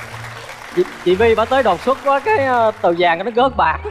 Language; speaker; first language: Vietnamese; native; Vietnamese